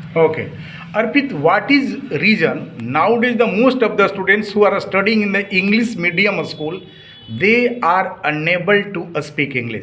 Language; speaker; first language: English; non-native, fluent; Hindi